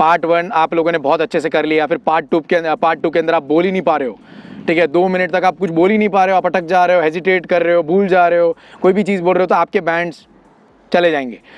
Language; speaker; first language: Hindi; non-native, local second language; Gujarati